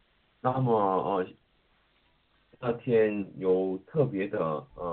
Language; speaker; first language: Chinese; non-native, learner; Korean